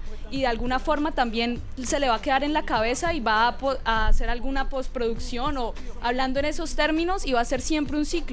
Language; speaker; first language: Spanish; native; Spanish